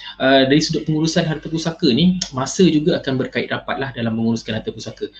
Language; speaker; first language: Malay; native; Malay